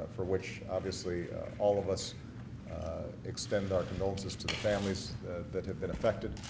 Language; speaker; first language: English; native; English